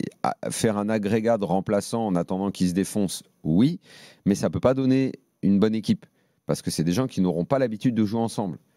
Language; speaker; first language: French; native; French